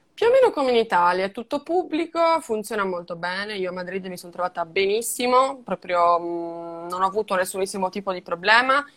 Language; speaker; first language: Italian; native; Italian